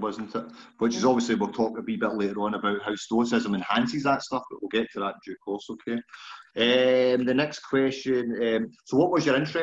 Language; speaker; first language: English; native; English